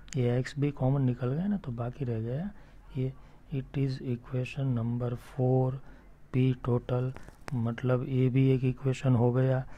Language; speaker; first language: Hindi; non-native, local second language; Gujarati